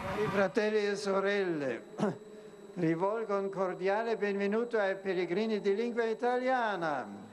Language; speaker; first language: Italian; non-native, fluent; German